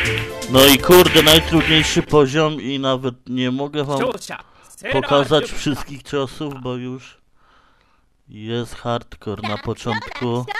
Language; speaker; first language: Polish; native; Polish